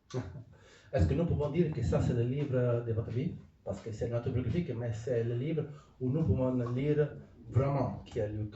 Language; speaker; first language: French; non-native, learner; Italian